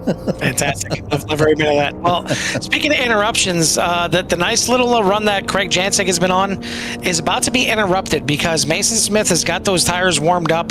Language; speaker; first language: English; native; English